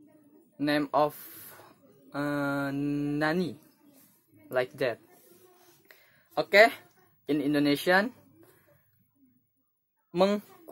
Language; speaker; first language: English; non-native, learner; Indonesian